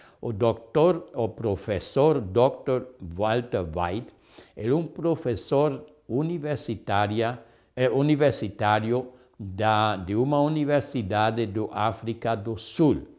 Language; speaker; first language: Portuguese; non-native, fluent; German